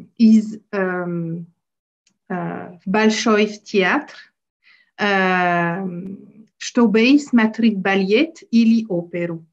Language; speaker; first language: Russian; non-native, learner; French